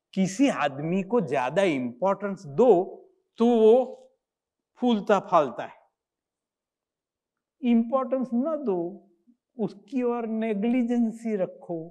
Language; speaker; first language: Hindi; non-native, local second language; Gujarati